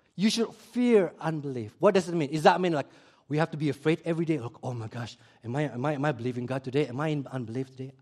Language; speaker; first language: English; early bilingual, other home language; Indonesian